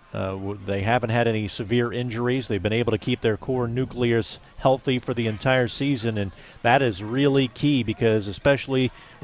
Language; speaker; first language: English; native; English